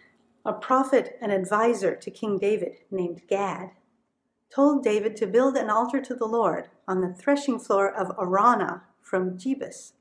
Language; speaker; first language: English; native; English